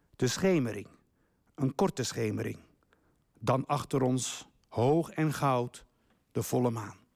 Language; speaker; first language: Dutch; early bilingual, other home language; Riffian